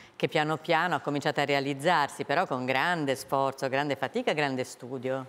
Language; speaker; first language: Italian; native; Italian